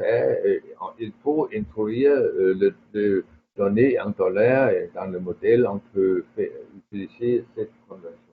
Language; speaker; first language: French; non-native, fluent; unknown